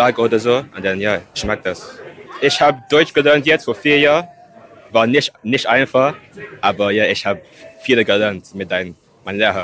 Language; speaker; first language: German; non-native, learner; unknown